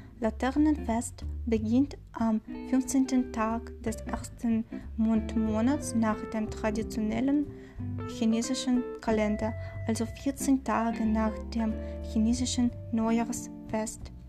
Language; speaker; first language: German; non-native, learner; Chinese